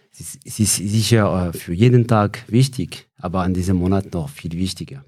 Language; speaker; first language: German; non-native, fluent; French